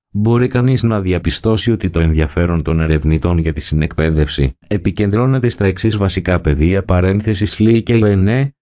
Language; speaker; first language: Greek; native; Greek